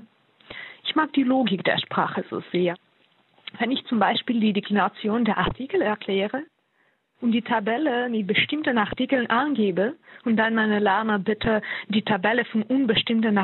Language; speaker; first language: German; non-native, fluent; Russian